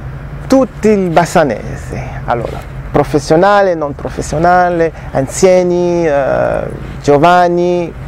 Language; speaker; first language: Italian; non-native, learner; French